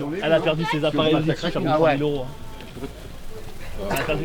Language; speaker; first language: French; native; French